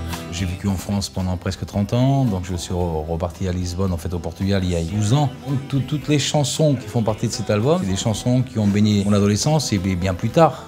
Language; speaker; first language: French; early bilingual, other home language; Portuguese